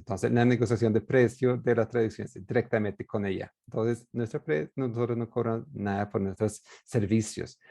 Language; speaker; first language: Spanish; non-native, fluent; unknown